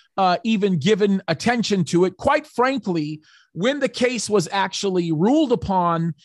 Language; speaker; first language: English; early bilingual, other home language; Arabic